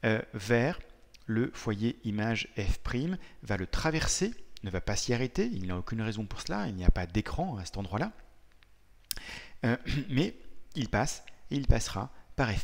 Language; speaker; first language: French; native; French